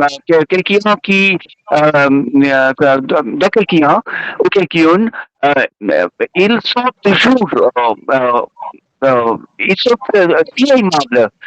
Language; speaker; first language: French; non-native, learner; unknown